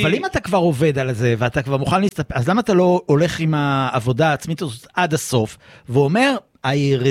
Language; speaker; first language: Hebrew; native; Hebrew